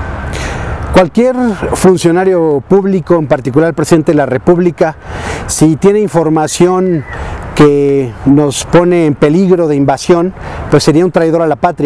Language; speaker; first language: Spanish; native; Spanish